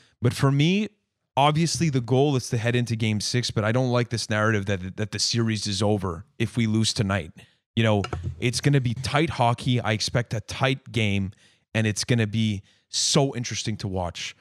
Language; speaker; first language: English; native; English